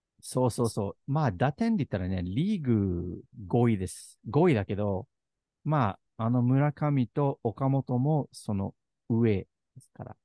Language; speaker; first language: Japanese; native; Japanese